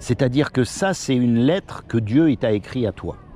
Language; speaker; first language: French; native; French